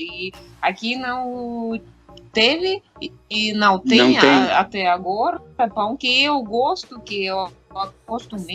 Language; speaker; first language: Portuguese; non-native, fluent; Russian